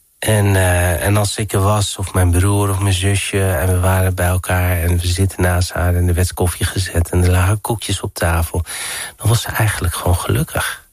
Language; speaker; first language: Dutch; early bilingual, other home language; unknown